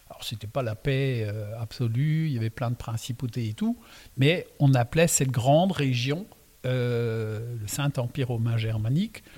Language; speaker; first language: French; non-native, local second language; Swiss German